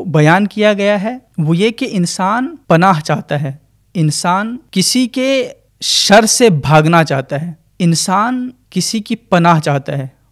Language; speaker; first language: Urdu; native; Urdu